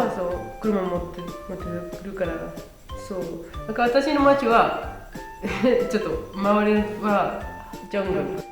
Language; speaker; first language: Japanese; non-native, learner; Spanish